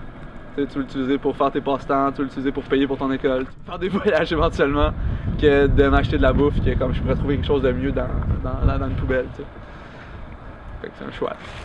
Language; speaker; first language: French; native; French